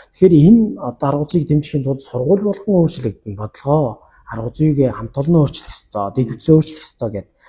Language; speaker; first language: Mongolian; non-native, local second language; Kazakh